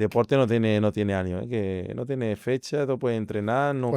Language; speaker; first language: Spanish; non-native, fluent; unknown